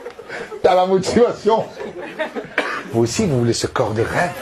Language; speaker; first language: French; native; French